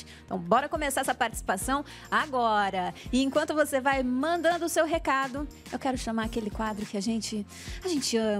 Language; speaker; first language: Portuguese; native; Portuguese